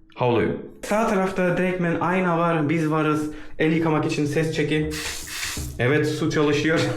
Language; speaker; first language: Turkish; early bilingual, heritage; Turkish